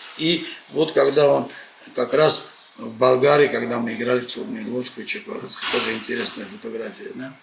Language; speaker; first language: Russian; non-native, fluent; Georgian